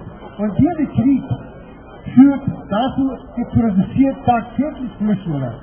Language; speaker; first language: German; non-native, fluent; Persian